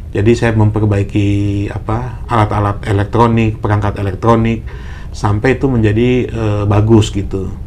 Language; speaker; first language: Indonesian; native; Indonesian